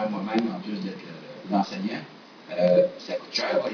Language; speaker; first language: French; native; French